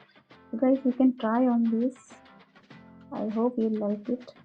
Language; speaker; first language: English; non-native, local second language; Hindi